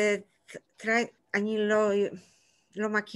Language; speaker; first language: Hebrew; non-native, learner; Polish